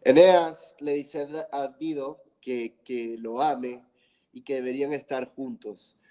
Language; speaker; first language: Spanish; non-native, fluent; English